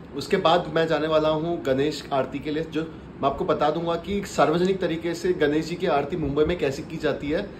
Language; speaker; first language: Hindi; native; Hindi